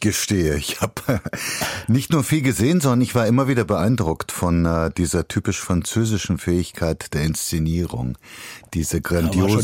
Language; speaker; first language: German; early bilingual, other home language; Bulgarian